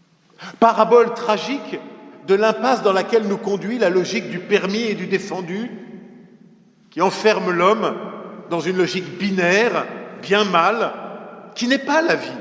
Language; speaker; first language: French; native; French